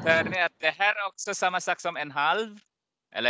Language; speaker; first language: Swedish; non-native, fluent; Arabic